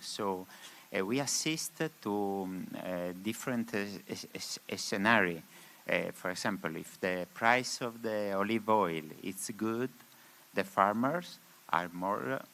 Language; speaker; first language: English; non-native, learner; Spanish